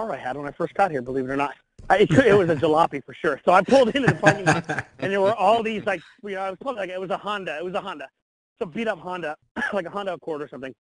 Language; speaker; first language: English; native; English